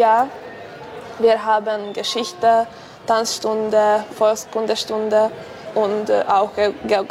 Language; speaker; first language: German; non-native, local second language; Hungarian